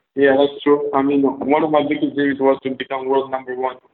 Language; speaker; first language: English; early bilingual, other home language; Albanian